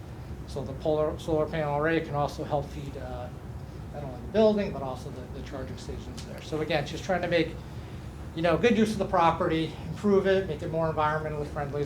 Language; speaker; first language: English; native; English